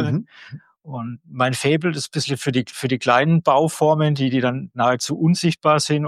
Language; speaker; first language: German; native; German